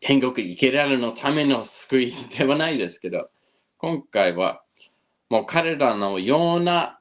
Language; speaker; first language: Japanese; non-native, fluent; English